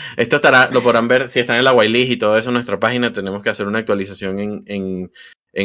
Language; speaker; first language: Spanish; native; Spanish